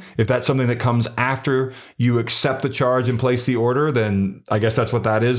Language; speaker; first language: English; native; English